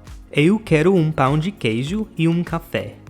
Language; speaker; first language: Portuguese; non-native, fluent; English